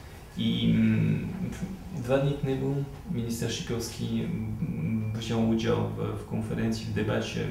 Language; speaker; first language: Polish; non-native, fluent; French